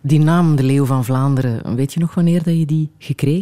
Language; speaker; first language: Dutch; native; Dutch